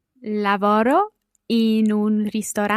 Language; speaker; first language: Italian; non-native, learner; English